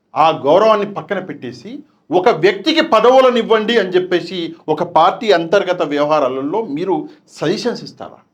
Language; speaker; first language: Telugu; non-native, local second language; Urdu